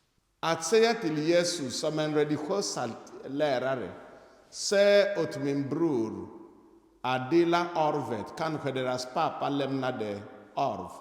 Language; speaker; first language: Swedish; non-native, fluent; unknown